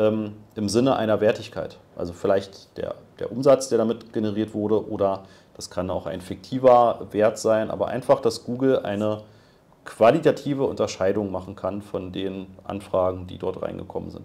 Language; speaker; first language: German; native; German